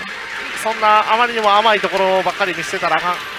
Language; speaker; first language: Japanese; native; Japanese